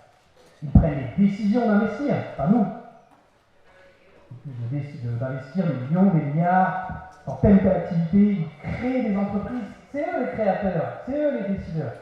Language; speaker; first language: French; native; French